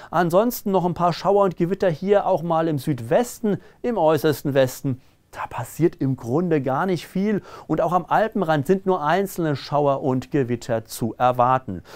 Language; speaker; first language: German; native; German